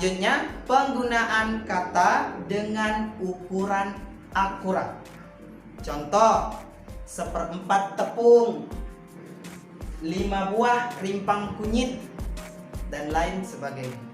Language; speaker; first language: Indonesian; native; Indonesian